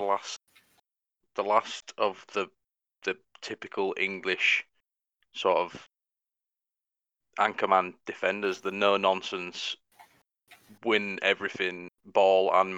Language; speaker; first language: English; native; English